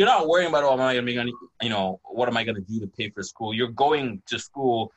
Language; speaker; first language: English; non-native, local second language; Yoruba